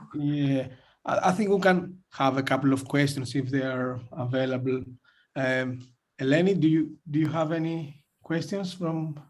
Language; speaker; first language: English; non-native, fluent; Greek